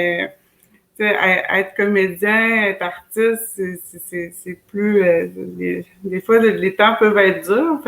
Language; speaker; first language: French; native; French